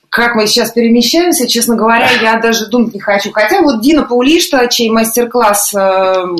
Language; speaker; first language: Russian; native; Russian